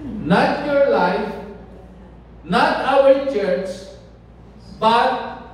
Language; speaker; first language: English; non-native, local second language; Filipino